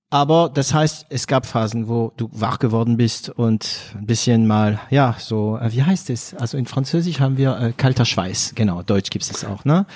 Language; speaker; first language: German; non-native, fluent; French